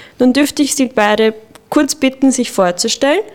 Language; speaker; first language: German; native; German